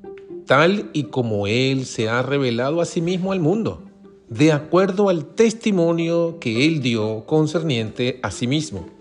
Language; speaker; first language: Spanish; native; Spanish